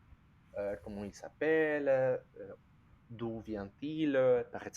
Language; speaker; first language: French; non-native, fluent; Spanish